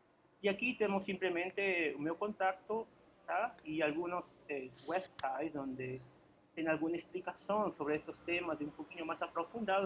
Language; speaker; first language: Portuguese; non-native, fluent; Spanish